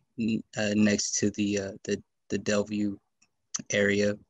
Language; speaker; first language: English; native; English